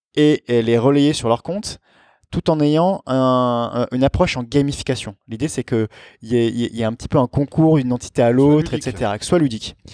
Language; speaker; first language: French; native; French